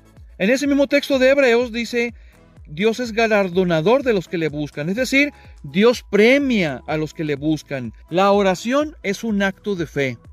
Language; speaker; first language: Spanish; native; Spanish